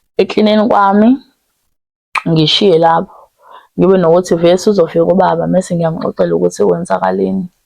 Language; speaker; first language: Zulu; native; Zulu